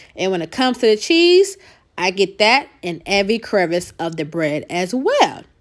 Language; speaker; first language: English; native; English